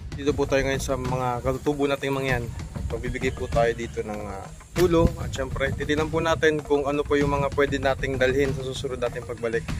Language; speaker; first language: Filipino; native; Filipino